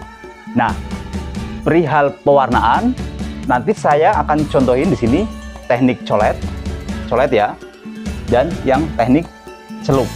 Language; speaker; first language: Indonesian; native; Indonesian